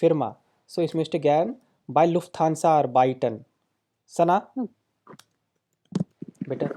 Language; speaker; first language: German; non-native, fluent; Hindi